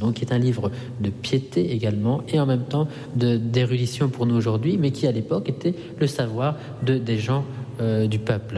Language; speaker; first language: French; non-native, fluent; Italian